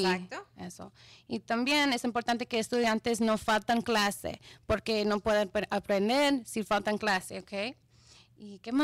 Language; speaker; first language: Spanish; non-native, fluent; English